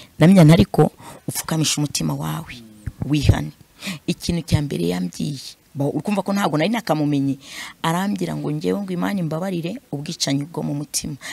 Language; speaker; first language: Kinyarwanda; non-native, fluent; Swahili